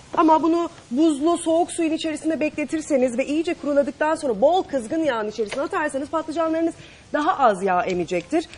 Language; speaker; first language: Turkish; native; Turkish